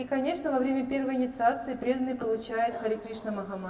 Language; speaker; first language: Russian; native; Russian